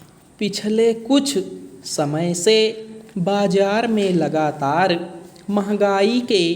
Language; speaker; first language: Hindi; native; Hindi